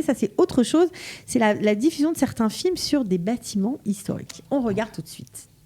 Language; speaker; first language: French; native; French